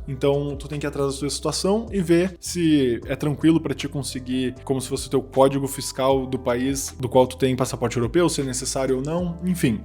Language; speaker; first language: Portuguese; native; Portuguese